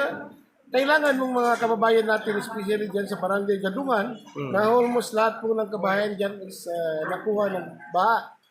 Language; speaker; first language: Filipino; non-native, local second language; Maguindanaon